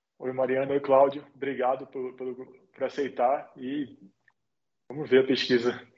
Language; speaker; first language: Portuguese; native; Portuguese